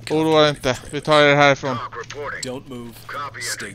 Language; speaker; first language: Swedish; native; Swedish